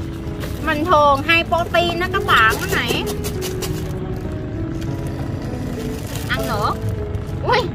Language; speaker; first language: Vietnamese; early bilingual, heritage; Vietnamese